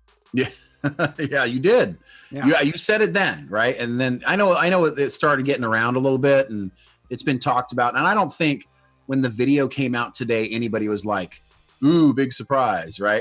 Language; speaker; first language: English; native; English